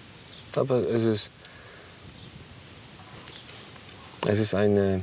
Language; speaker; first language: German; non-native, learner; Polish